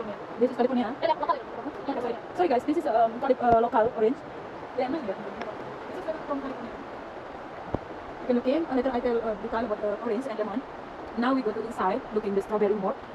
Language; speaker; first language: English; non-native, learner; Indonesian